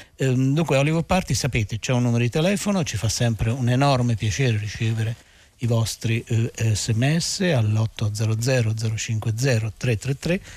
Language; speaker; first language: Italian; native; Italian